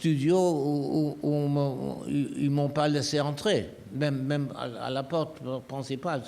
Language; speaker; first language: French; non-native, fluent; German